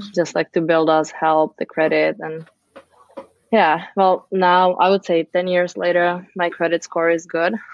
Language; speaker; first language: English; non-native, fluent; Czech